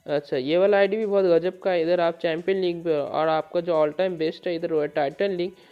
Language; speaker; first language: Hindi; non-native, local second language; Bangla